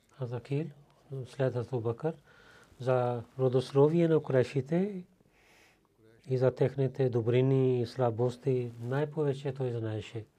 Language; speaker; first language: Bulgarian; non-native, learner; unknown